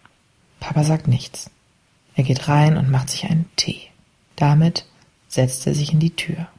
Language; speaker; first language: German; native; German